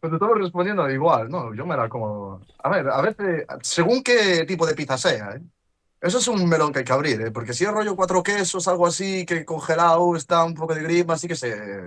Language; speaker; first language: Spanish; native; Spanish